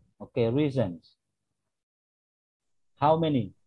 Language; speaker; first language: English; non-native, fluent; Indonesian